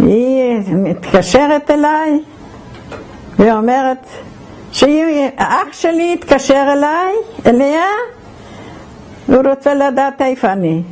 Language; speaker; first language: Hebrew; non-native, fluent; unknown